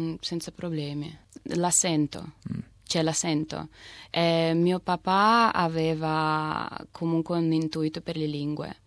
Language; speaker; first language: Italian; non-native, fluent; Russian